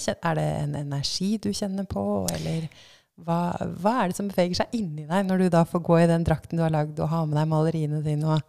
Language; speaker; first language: Norwegian; native; Norwegian